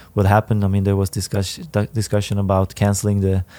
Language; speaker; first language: English; non-native, fluent; Swedish